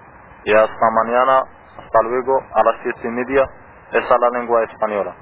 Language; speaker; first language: Spanish; non-native, learner; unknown